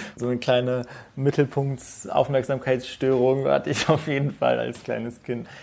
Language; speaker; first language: German; early bilingual, other home language; Persian